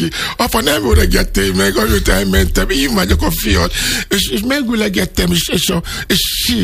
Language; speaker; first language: Hungarian; non-native, learner; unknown